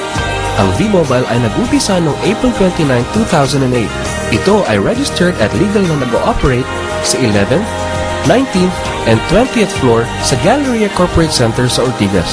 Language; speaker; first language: Filipino; native; Filipino